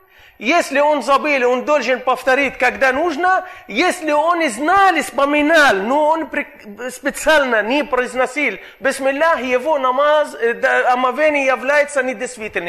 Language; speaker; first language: Russian; non-native, fluent; Arabic